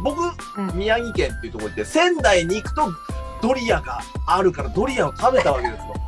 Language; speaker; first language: Japanese; native; Japanese